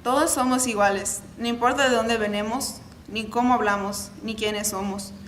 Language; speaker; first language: Spanish; early bilingual, heritage; Spanish